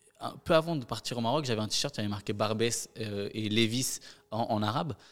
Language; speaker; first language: French; native; French